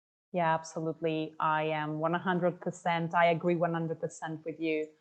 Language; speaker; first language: English; non-native, fluent; Italian